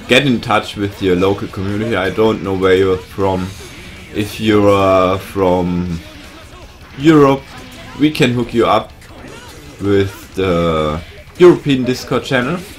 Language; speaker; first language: English; non-native, fluent; German